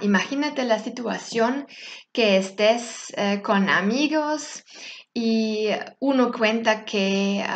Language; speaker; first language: Spanish; non-native, fluent; German